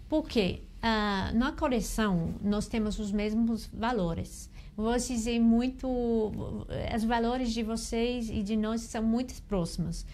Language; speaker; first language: Portuguese; non-native, learner; English